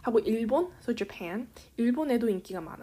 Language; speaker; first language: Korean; early bilingual, heritage; Korean